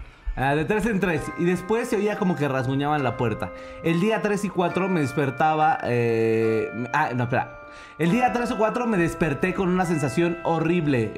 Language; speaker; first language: Spanish; native; Spanish